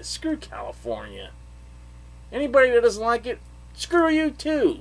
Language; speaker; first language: English; native; English